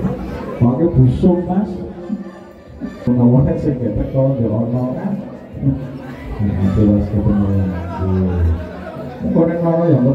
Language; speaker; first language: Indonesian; non-native, local second language; Javanese